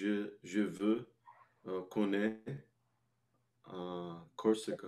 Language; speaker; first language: French; non-native, learner; English